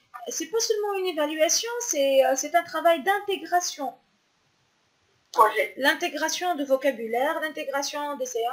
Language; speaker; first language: French; non-native, local second language; Arabic